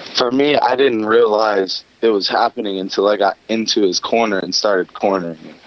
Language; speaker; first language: English; native; English